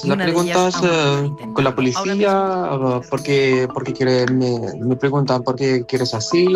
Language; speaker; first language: Spanish; non-native, learner; Arabic